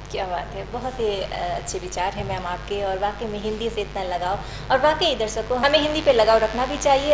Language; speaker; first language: Hindi; native; Hindi